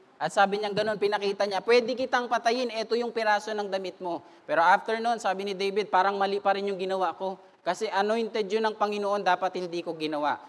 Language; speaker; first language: Filipino; native; Filipino